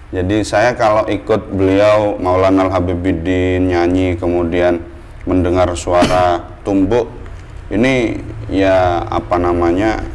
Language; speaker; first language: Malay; non-native, local second language; Javanese